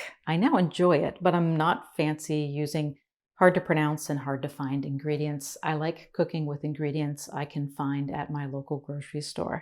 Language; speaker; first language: English; native; English